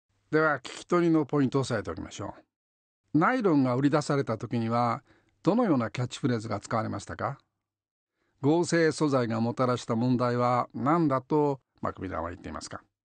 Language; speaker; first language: Japanese; native; Japanese